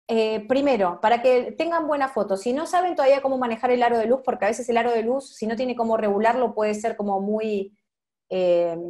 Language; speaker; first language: Spanish; native; Spanish